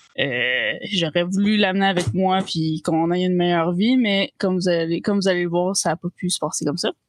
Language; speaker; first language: French; native; French